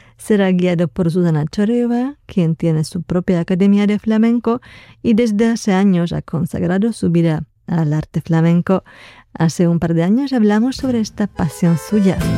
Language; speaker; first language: Spanish; non-native, fluent; Slovak